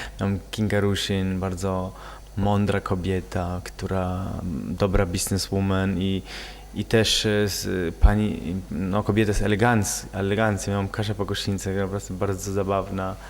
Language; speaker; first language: Polish; non-native, fluent; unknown